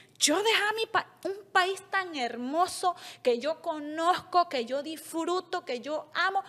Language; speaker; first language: Spanish; native; Spanish